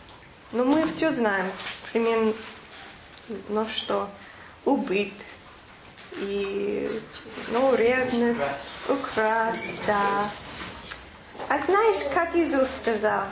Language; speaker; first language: Russian; non-native, fluent; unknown